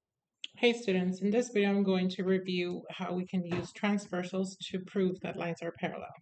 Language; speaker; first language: English; native; English